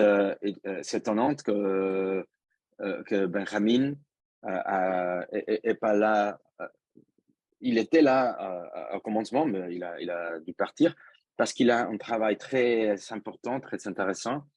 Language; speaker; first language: French; non-native, fluent; Spanish